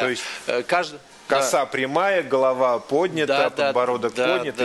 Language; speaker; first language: Russian; native; Russian